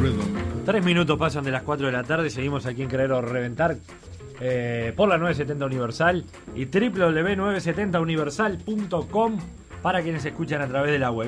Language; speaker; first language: Spanish; native; Spanish